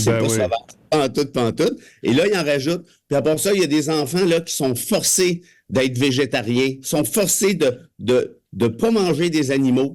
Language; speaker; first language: French; native; French